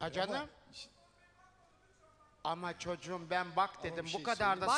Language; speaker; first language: Turkish; native; Turkish